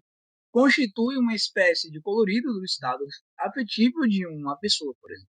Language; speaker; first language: Portuguese; native; Portuguese